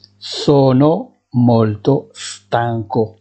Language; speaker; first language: Italian; non-native, fluent; Arabic